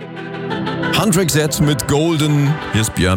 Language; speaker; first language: German; native; German